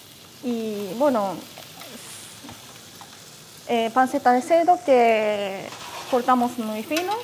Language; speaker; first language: Spanish; non-native, fluent; Japanese